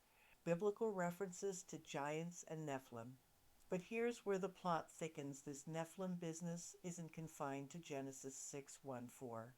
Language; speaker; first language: English; native; English